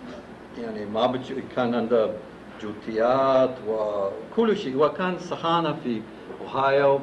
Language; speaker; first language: Arabic; non-native, fluent; English